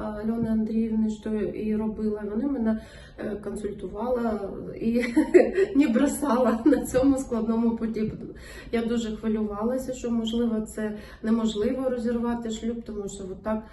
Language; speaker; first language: Ukrainian; non-native, local second language; Russian